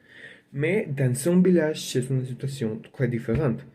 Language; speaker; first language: French; non-native, learner; Spanish